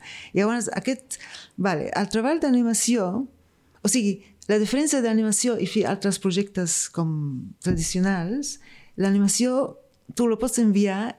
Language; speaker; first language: Catalan; non-native, fluent; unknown